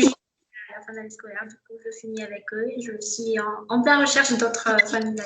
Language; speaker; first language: French; non-native, local second language; Malagasy